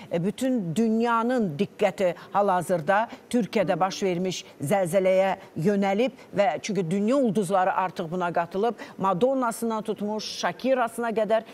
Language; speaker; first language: Azerbaijani; native; Azerbaijani